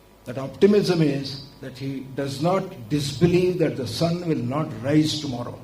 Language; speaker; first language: English; non-native, local second language; Kannada